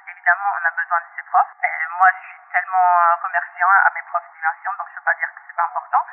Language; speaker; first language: French; non-native, local second language; English